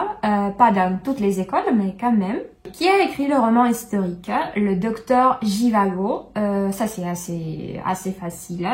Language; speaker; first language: French; non-native, fluent; Russian